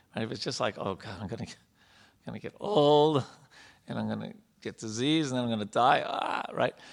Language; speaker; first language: English; native; English